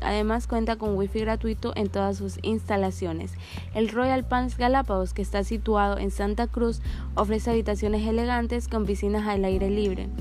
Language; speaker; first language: Spanish; native; Spanish